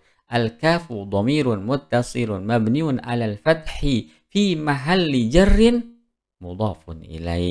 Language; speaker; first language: Arabic; non-native, fluent; Indonesian